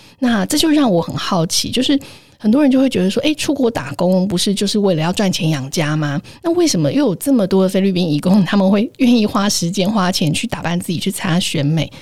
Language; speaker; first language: Chinese; native; Chinese